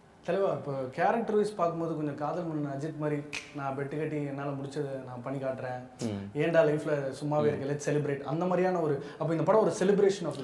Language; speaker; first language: Tamil; native; Tamil